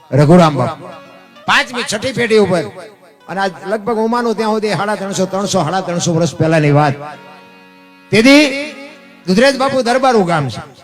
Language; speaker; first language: Gujarati; native; Gujarati